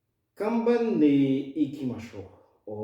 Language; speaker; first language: Japanese; non-native, fluent; French